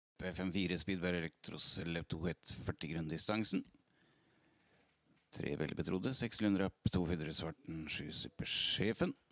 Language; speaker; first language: Norwegian; native; Norwegian